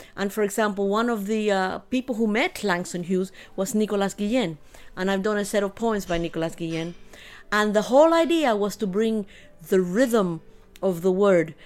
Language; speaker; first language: English; early bilingual, other home language; Spanish